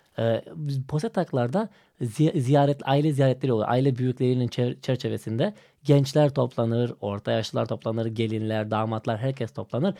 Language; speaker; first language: Turkish; non-native, fluent; Macedonian